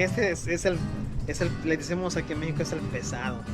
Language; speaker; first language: Spanish; native; Spanish